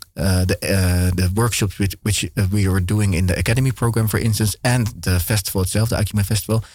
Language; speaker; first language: English; non-native, fluent; Dutch